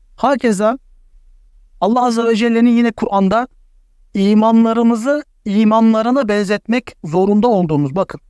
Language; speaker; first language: Turkish; native; Turkish